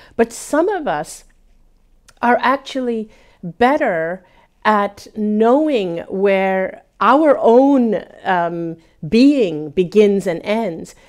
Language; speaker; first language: English; early bilingual, other home language; Hindi